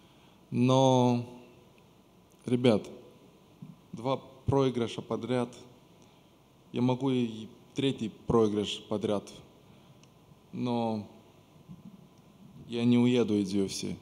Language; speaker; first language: Russian; non-native, local second language; Romanian